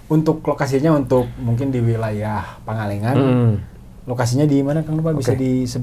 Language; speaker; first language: Indonesian; non-native, local second language; Sundanese